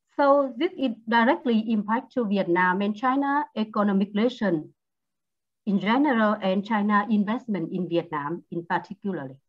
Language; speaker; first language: English; non-native, learner; Vietnamese